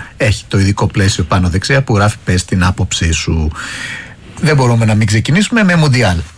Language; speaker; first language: Greek; native; Greek